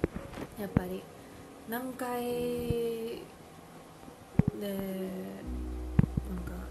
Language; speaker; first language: Japanese; non-native, learner; Filipino